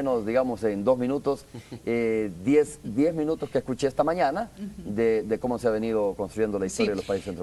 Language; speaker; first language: Spanish; native; Spanish